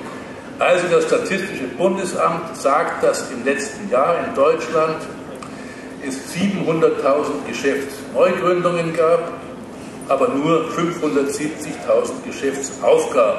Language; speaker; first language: German; native; German